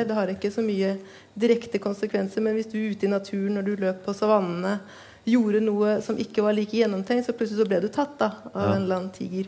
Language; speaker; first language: Norwegian; native; Norwegian